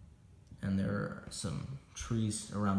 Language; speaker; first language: English; native; English